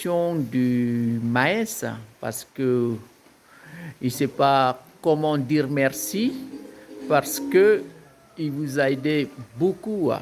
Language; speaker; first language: French; non-native, fluent; Indonesian